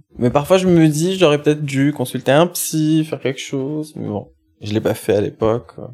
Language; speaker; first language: French; non-native, local second language; Arabic